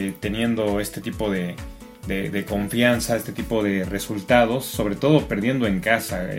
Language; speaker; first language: Spanish; native; Spanish